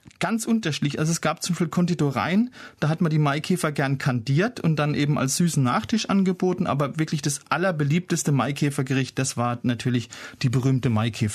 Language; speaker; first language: German; native; German